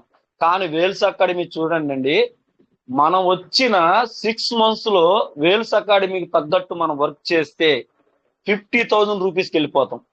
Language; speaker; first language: Telugu; native; Telugu